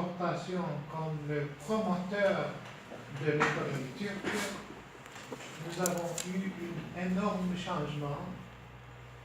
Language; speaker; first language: French; non-native, fluent; Turkish